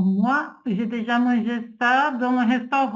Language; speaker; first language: French; non-native, fluent; English